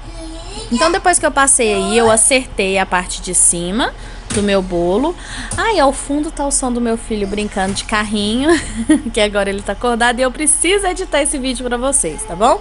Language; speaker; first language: Portuguese; native; Portuguese